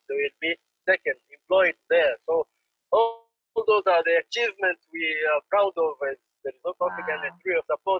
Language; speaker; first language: English; non-native, fluent; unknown